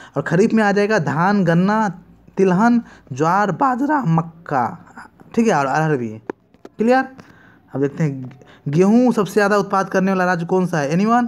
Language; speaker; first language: Hindi; native; Hindi